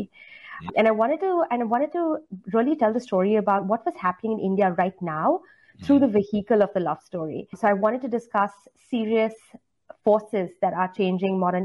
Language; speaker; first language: English; non-native, local second language; Hindi